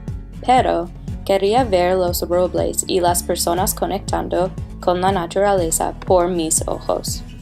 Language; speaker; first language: Spanish; non-native, learner; English